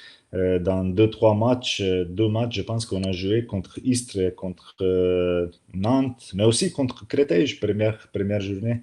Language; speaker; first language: French; non-native, learner; Slovenian